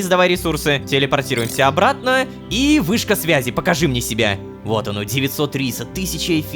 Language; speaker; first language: Russian; native; Russian